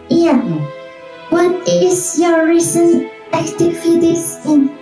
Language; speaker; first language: English; non-native, learner; Indonesian